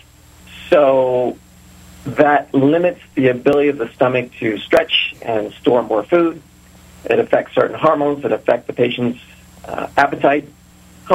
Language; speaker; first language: English; native; English